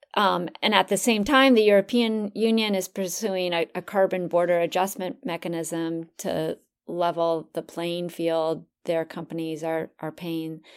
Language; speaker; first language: English; native; English